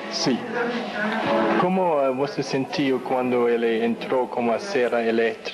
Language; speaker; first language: Portuguese; non-native, learner; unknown